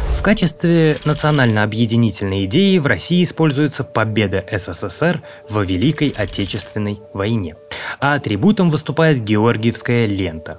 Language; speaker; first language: Russian; native; Russian